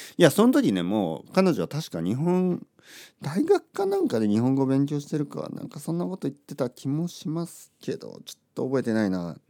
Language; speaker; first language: Japanese; native; Japanese